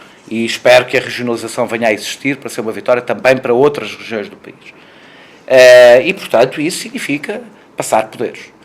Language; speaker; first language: Portuguese; native; Portuguese